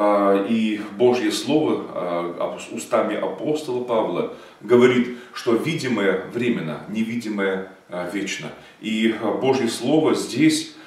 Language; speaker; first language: Russian; native; Russian